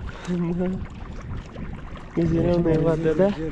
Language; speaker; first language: Russian; non-native, learner; Persian